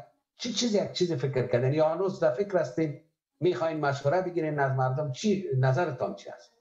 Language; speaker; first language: Persian; native; Persian